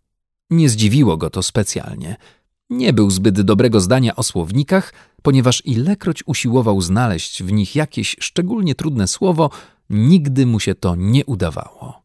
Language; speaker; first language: Polish; native; Polish